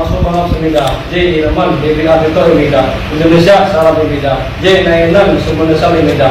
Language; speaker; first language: Korean; non-native, learner; Indonesian